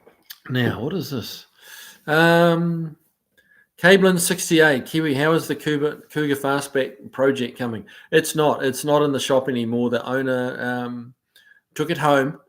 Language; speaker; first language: English; native; English